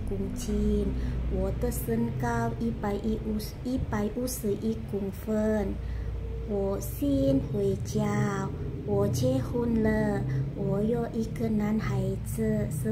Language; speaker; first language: Chinese; non-native, learner; Indonesian